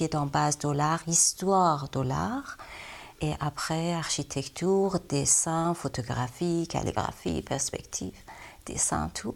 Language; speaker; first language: French; non-native, learner; Persian